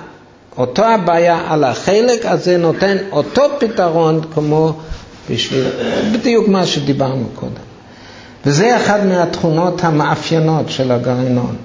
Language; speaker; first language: Hebrew; non-native, fluent; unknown